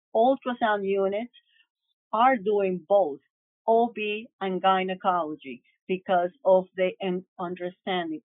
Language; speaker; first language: English; early bilingual, other home language; Spanish